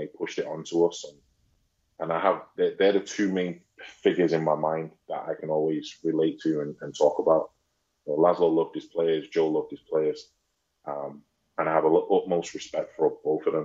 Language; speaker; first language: English; native; English